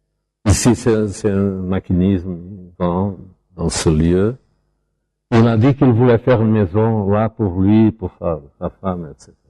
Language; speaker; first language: French; non-native, fluent; Portuguese